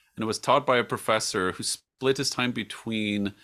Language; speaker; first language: English; non-native, fluent; Swedish